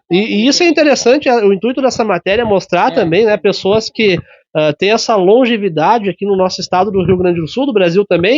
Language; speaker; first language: Portuguese; native; Portuguese